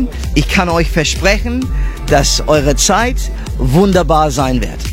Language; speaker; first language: German; non-native, fluent; English